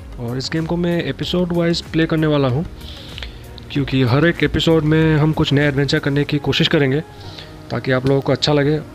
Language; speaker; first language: Hindi; non-native, local second language; Assamese